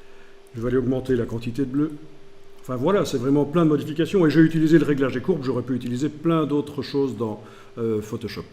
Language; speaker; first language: French; native; French